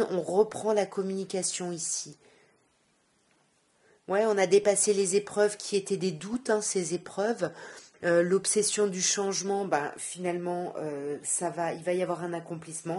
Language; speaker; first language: French; native; French